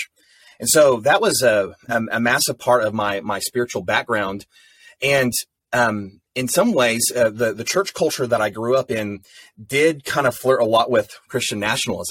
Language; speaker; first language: English; native; English